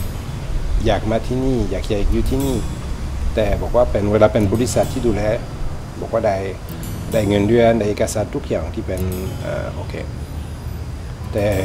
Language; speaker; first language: Thai; non-native, learner; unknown